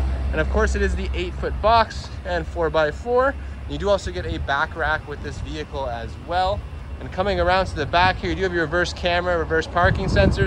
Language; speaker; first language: English; native; English